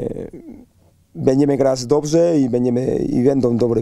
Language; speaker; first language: Polish; non-native, learner; Spanish